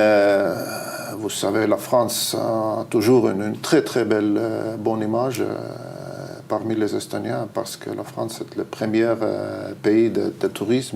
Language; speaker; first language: French; non-native, fluent; Estonian